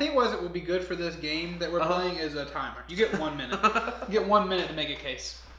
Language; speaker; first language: English; native; English